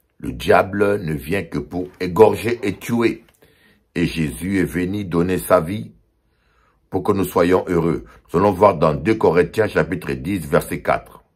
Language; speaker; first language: French; non-native, local second language; Lingala